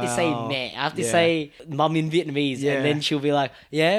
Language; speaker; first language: English; non-native, local second language; Vietnamese